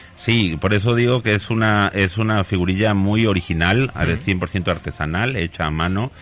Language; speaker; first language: Spanish; native; Spanish